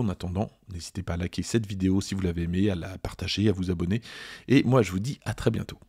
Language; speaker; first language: French; native; French